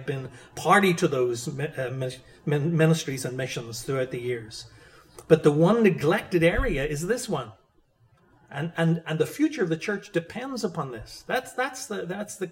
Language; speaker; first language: English; native; English